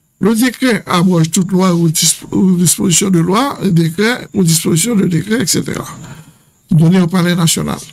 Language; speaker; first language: French; non-native, local second language; Haitian Creole